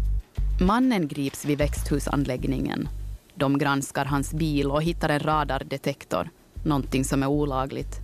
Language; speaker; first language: Swedish; native; Swedish